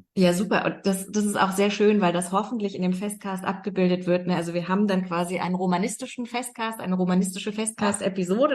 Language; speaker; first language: German; native; German